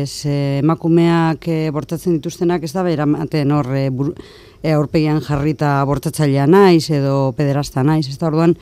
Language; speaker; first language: Basque; native; Basque